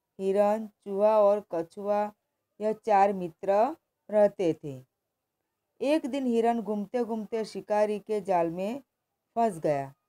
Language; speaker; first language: Hindi; non-native, local second language; Gujarati